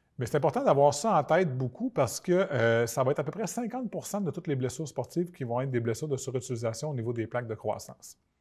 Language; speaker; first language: French; native; French